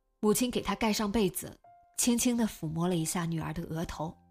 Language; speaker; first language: Chinese; native; Chinese